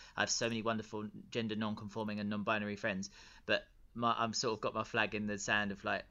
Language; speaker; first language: English; native; English